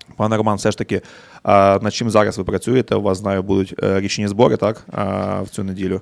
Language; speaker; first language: Ukrainian; native; Ukrainian